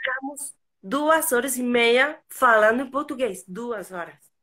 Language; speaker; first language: Portuguese; non-native, fluent; Spanish